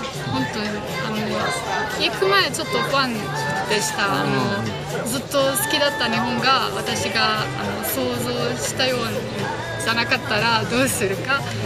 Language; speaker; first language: Japanese; non-native, learner; Bosnian